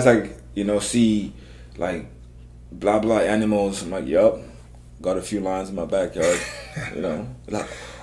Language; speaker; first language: English; non-native, local second language; Zulu